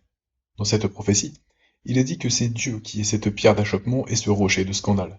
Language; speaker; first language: French; native; French